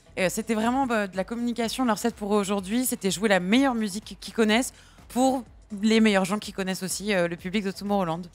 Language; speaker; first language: French; native; French